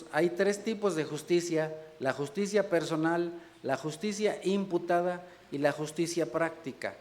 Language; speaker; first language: Spanish; native; Spanish